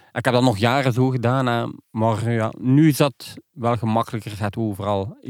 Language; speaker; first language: Dutch; non-native, local second language; French